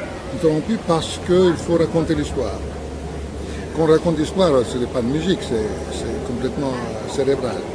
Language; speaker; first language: French; non-native, fluent; Russian